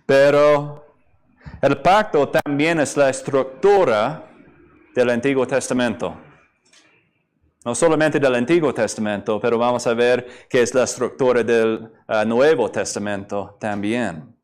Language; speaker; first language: Spanish; non-native, fluent; English